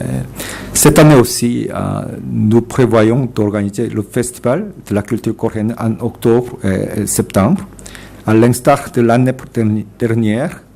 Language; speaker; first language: French; non-native, fluent; Korean